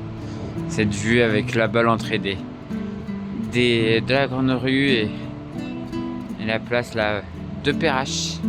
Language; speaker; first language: French; native; French